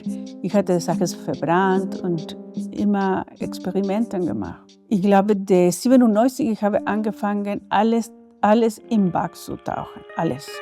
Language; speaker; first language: German; non-native, learner; Spanish